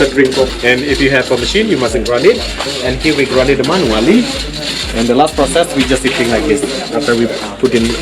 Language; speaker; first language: English; non-native, learner; Indonesian